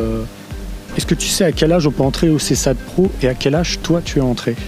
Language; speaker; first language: French; native; French